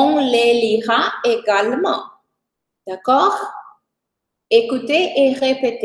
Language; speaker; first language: French; non-native, fluent; Portuguese